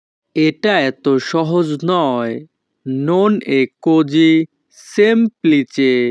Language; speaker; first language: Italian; non-native, fluent; Bangla